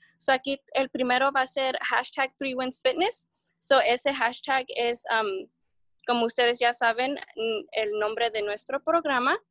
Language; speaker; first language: Spanish; early bilingual, heritage; Spanish